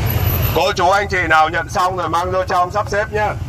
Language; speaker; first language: Vietnamese; native; Vietnamese